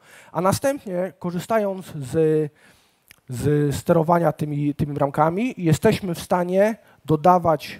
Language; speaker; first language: Polish; native; Polish